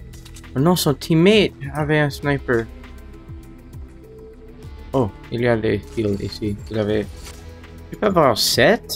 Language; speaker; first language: French; non-native, local second language; English